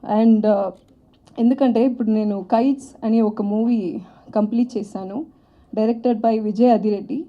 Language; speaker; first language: Telugu; non-native, learner; Tamil